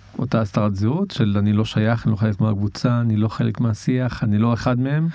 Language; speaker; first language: Hebrew; non-native, local second language; Arabic